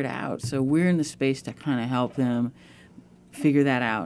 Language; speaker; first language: English; native; English